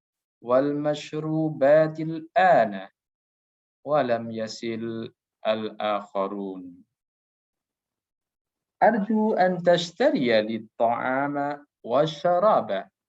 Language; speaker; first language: Arabic; non-native, fluent; Indonesian